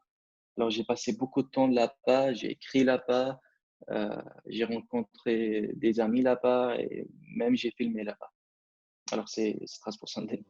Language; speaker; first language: French; non-native, fluent; Arabic